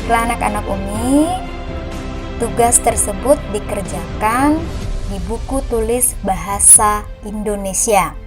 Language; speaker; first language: Indonesian; native; Indonesian